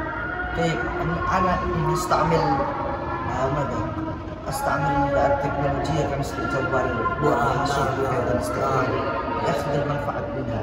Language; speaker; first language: Arabic; non-native, learner; Indonesian